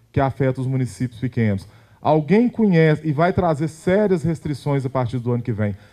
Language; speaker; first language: Portuguese; native; Portuguese